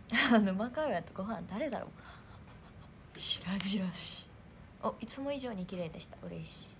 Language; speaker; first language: Japanese; native; Japanese